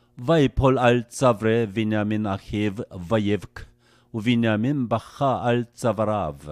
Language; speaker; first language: Hebrew; non-native, fluent; Korean